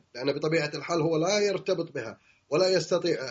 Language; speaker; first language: Arabic; native; Arabic